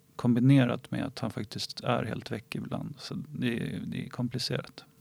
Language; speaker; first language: Swedish; native; Swedish